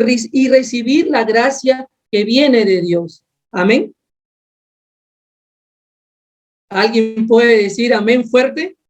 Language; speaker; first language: Spanish; native; Spanish